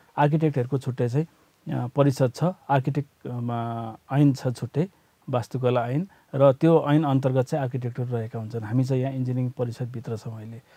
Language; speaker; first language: Nepali; native; Nepali